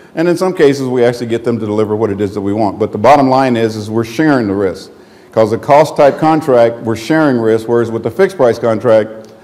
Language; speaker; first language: English; native; English